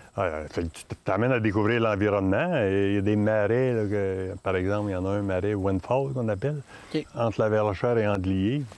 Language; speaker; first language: French; native; French